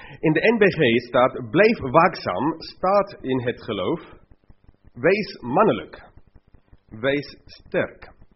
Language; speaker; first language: Dutch; non-native, fluent; English